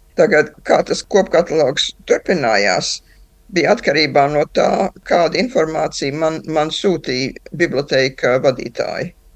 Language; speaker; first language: Latvian; early bilingual, heritage; Latvian